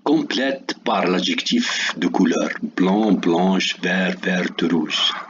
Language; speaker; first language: French; non-native, local second language; Arabic